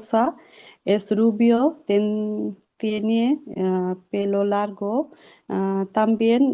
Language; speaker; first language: Spanish; non-native, learner; Urdu